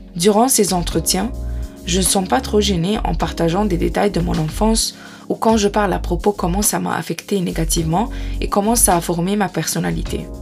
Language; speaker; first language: French; non-native, fluent; Arabic